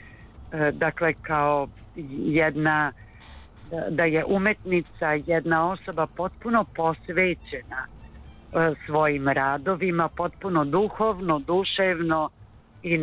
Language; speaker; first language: Serbian; native; Serbian